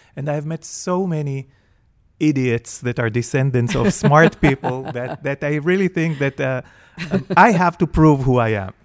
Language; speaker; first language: English; non-native, fluent; Hebrew